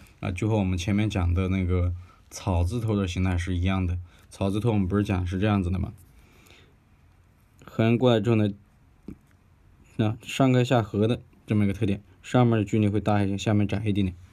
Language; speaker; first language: Chinese; native; Chinese